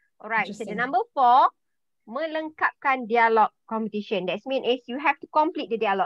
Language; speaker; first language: English; non-native, learner; Malay